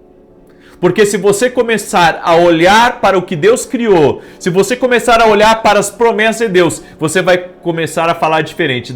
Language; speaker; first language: Portuguese; native; Portuguese